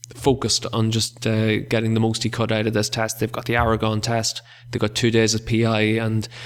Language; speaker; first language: English; native; English